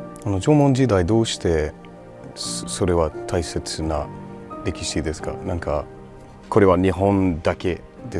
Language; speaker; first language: Japanese; non-native, learner; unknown